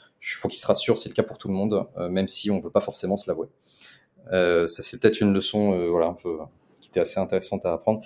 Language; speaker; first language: French; native; French